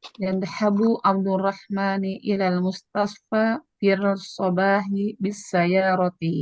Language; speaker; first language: Arabic; non-native, learner; Indonesian